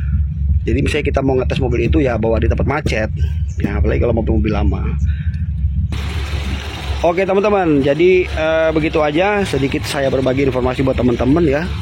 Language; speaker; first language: Indonesian; native; Indonesian